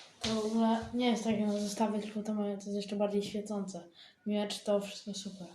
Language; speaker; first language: Polish; native; Polish